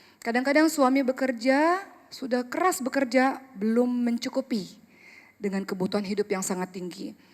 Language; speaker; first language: Indonesian; native; Indonesian